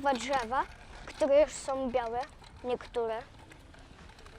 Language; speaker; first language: Polish; early bilingual, other home language; Russian